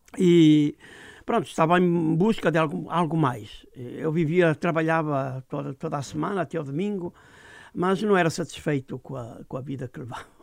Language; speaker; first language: Portuguese; native; Portuguese